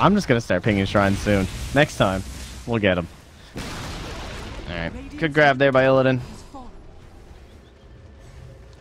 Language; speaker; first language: English; native; English